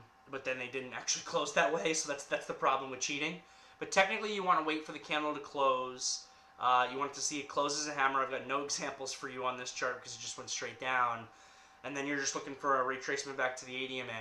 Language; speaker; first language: English; native; English